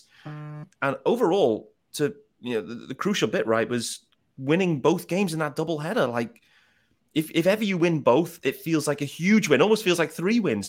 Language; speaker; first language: English; native; English